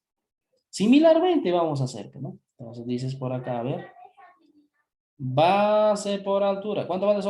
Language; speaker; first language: Spanish; native; Spanish